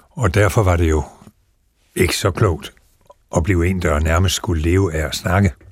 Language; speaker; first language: Danish; native; Danish